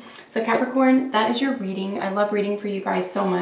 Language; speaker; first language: English; native; English